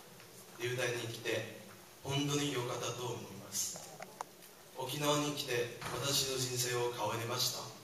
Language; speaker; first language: Japanese; non-native, fluent; Chinese